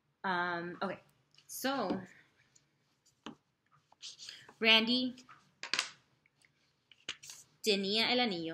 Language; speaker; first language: Spanish; non-native, fluent; English